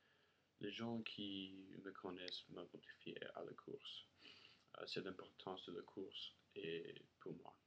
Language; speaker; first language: French; non-native, learner; English